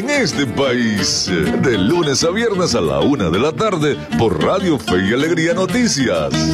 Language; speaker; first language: Spanish; native; Spanish